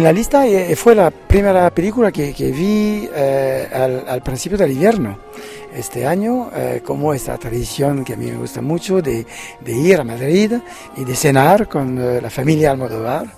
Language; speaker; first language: Spanish; non-native, fluent; French